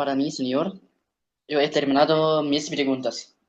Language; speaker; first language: Spanish; non-native, learner; Arabic